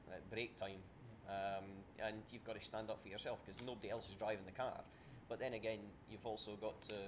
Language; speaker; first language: English; native; English